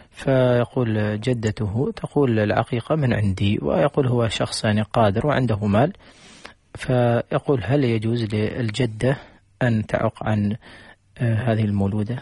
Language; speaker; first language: Arabic; native; Arabic